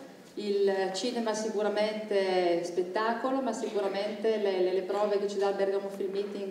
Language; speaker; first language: Italian; native; Italian